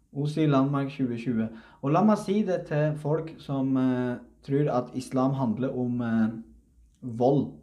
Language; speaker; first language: Norwegian; early bilingual, other home language; Uzbek